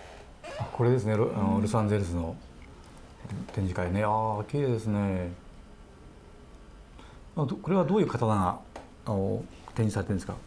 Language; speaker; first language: Japanese; native; Japanese